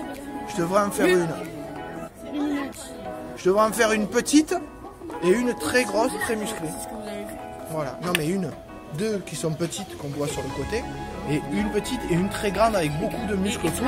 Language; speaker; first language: French; native; French